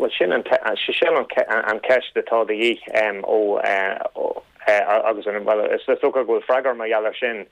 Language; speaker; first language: Irish; non-native, local second language; English